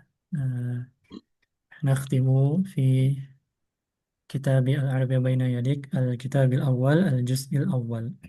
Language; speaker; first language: Arabic; non-native, fluent; Indonesian